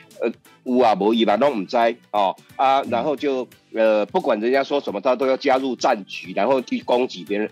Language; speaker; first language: Chinese; native; Chinese